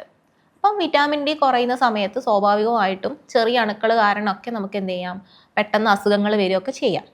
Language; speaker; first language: Malayalam; native; Malayalam